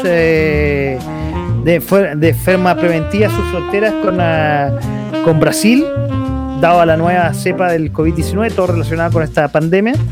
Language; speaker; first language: Spanish; native; Spanish